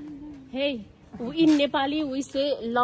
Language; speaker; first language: English; non-native, learner; Nepali